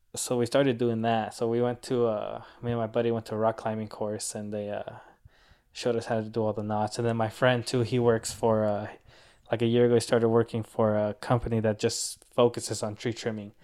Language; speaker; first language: English; native; English